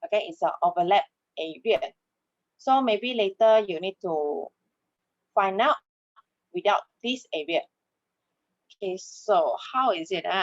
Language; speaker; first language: English; non-native, local second language; Malay